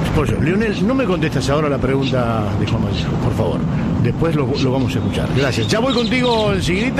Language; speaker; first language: Spanish; native; Spanish